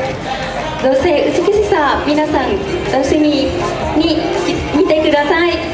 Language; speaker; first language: Japanese; non-native, learner; Vietnamese